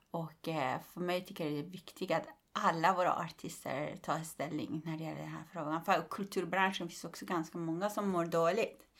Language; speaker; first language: Swedish; non-native, fluent; Persian